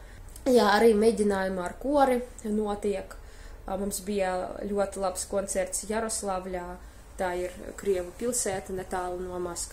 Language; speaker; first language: Latvian; non-native, fluent; Russian